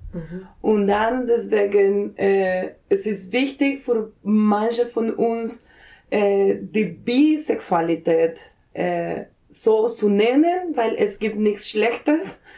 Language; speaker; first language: German; non-native, fluent; Spanish